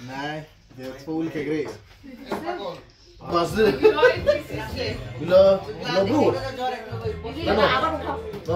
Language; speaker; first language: Swedish; non-native, fluent; Bangla